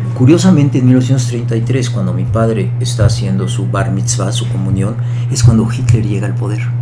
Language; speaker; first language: Spanish; early bilingual, other home language; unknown